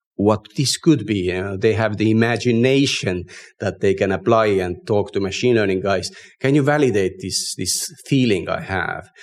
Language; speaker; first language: English; non-native, fluent; Estonian